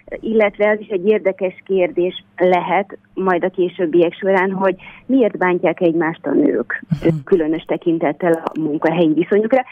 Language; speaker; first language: Hungarian; native; Hungarian